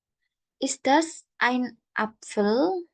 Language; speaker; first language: German; non-native, fluent; Indonesian